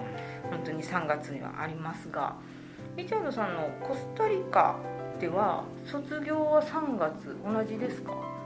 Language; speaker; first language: Japanese; native; Japanese